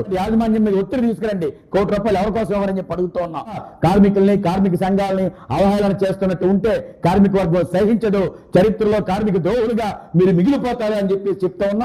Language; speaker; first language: Telugu; native; Telugu